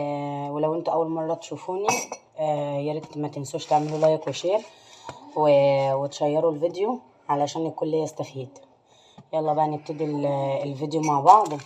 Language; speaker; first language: Arabic; native; Arabic